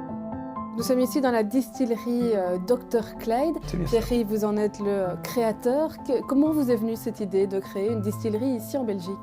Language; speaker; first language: French; native; French